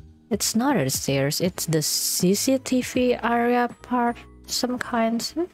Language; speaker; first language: English; non-native, fluent; Indonesian